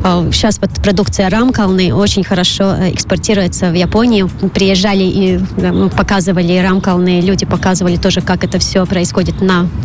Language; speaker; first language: Russian; non-native, local second language; Latvian